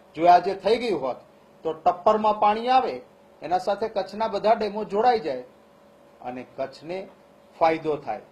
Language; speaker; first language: Gujarati; non-native, local second language; Kachhi